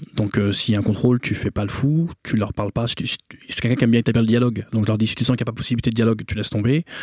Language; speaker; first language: French; native; French